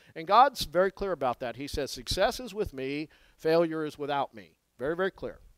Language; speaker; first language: English; native; English